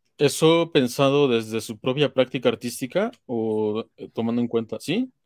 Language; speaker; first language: Spanish; native; Spanish